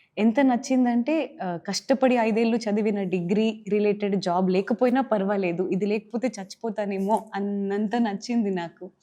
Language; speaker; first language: Telugu; native; Telugu